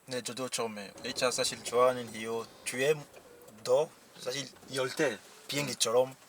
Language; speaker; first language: Korean; non-native, learner; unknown